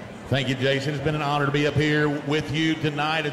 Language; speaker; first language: English; native; English